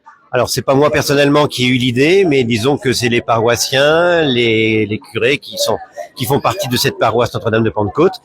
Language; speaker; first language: French; native; French